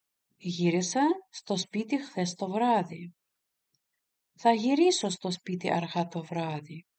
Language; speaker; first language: Greek; non-native, fluent; Russian